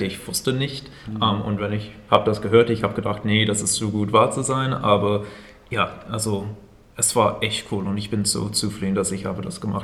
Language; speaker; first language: German; non-native, fluent; English